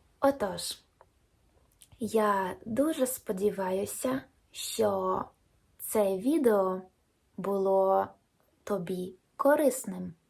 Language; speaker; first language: Ukrainian; non-native, local second language; Russian